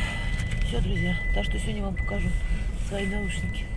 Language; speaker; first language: Russian; native; Russian